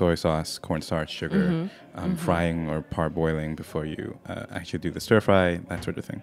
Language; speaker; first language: English; non-native, local second language; Cantonese